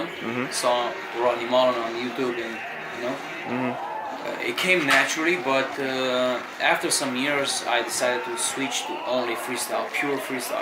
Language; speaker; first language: English; non-native, fluent; Romanian